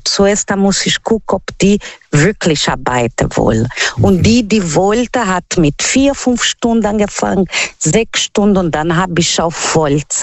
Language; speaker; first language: German; non-native, learner; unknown